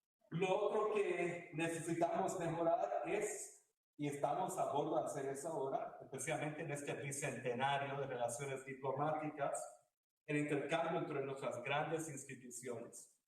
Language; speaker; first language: Spanish; early bilingual, heritage; Spanish